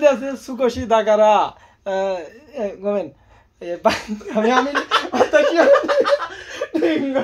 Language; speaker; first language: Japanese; non-native, learner; Bangla